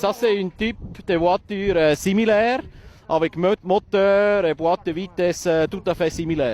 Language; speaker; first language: French; non-native, learner; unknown